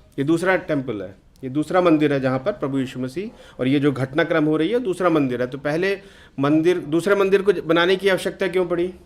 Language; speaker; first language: Hindi; native; Hindi